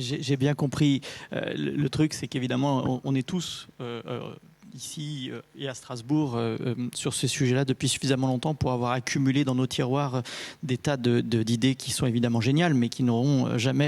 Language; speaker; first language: French; native; French